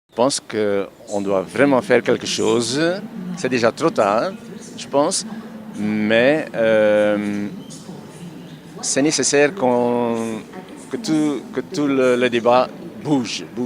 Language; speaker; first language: French; non-native, local second language; Dutch